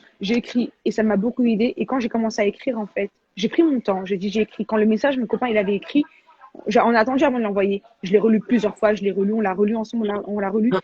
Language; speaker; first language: French; native; French